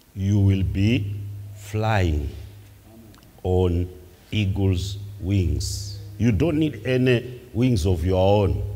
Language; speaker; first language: English; non-native, local second language; Swahili